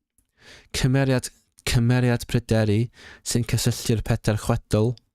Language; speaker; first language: Welsh; non-native, learner; Cantonese